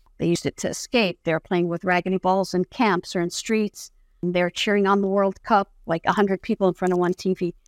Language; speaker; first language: English; non-native, fluent; Arabic